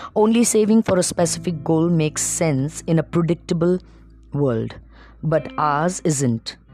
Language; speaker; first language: English; non-native, local second language; Marathi